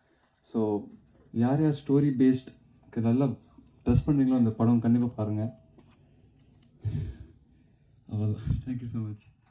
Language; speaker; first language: Tamil; non-native, local second language; Telugu